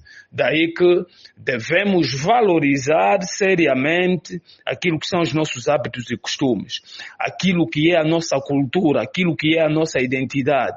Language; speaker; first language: Portuguese; native; Portuguese